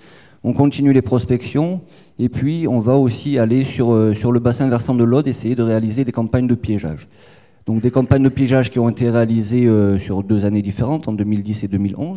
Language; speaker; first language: French; native; French